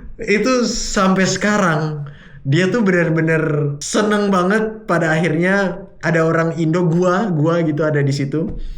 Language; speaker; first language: Indonesian; native; Indonesian